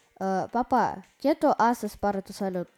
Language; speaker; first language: Spanish; non-native, learner; Russian